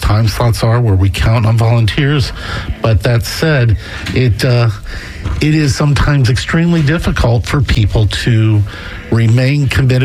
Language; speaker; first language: English; native; English